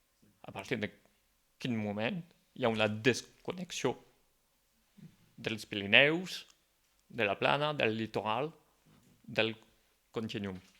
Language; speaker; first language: Catalan; non-native, local second language; French